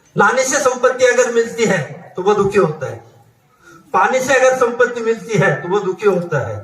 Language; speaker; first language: Hindi; non-native, local second language; Marathi